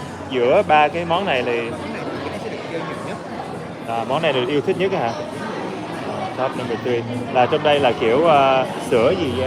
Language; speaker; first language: Vietnamese; early bilingual, heritage; Vietnamese